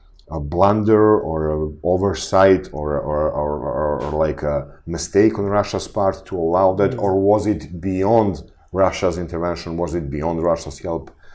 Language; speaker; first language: English; non-native, fluent; Serbian